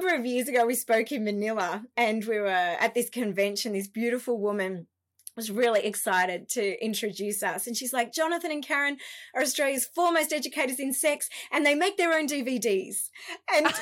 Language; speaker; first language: English; native; English